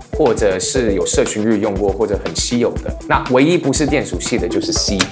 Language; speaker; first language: Chinese; non-native, fluent; English